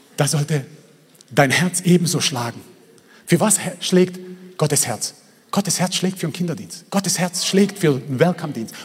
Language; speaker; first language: German; early bilingual, other home language; Croatian